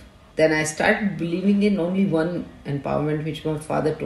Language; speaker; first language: English; non-native, local second language; Punjabi